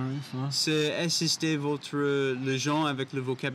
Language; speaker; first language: French; non-native, learner; English